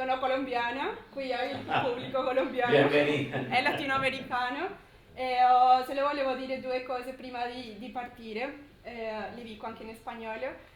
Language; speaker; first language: Italian; non-native, fluent; Spanish